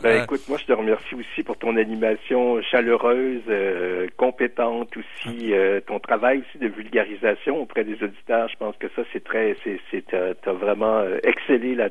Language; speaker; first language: French; native; French